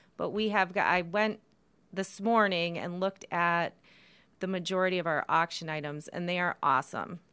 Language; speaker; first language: English; native; English